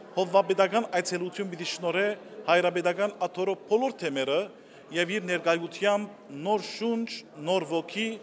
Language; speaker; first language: Armenian; native; Armenian